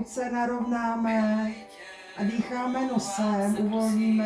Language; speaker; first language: Czech; native; Czech